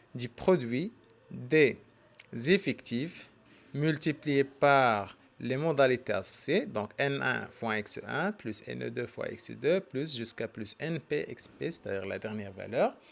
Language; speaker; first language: French; non-native, local second language; Arabic